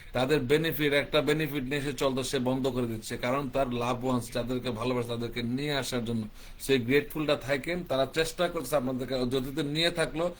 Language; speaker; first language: Bangla; early bilingual, heritage; Bangla